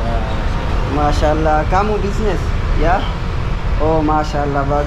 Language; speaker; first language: Indonesian; non-native, learner; Urdu